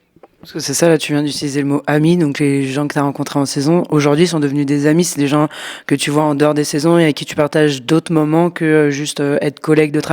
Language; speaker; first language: French; native; French